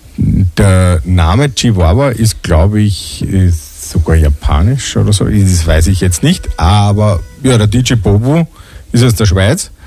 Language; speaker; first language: German; native; German